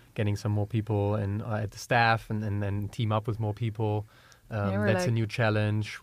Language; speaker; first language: English; non-native, fluent; German